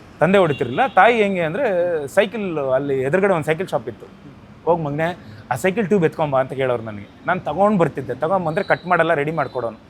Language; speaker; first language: Kannada; native; Kannada